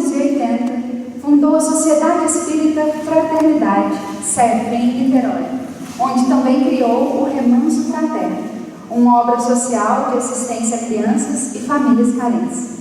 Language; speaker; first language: Portuguese; native; Portuguese